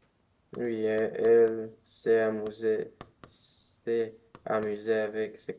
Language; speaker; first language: French; non-native, learner; Romanian